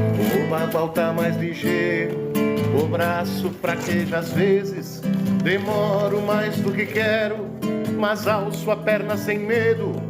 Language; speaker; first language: Portuguese; native; Portuguese